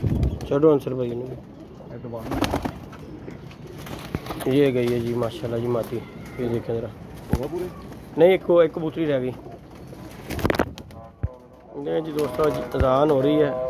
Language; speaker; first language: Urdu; non-native, local second language; Punjabi